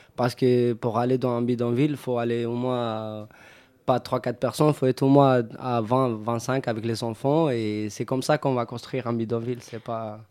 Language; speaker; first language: French; non-native, fluent; Romany